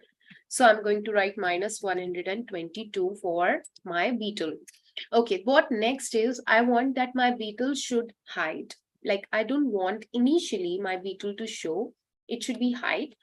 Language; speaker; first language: English; non-native, local second language; Hindi